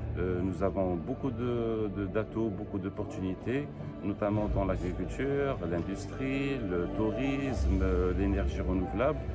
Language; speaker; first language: French; non-native, local second language; Arabic